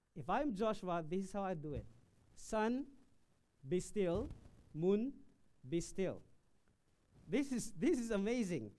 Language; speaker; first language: English; non-native, local second language; Filipino